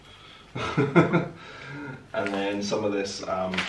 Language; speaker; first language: English; native; English